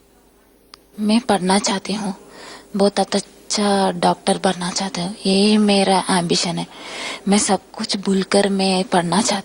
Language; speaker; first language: Hindi; non-native, local second language; Telugu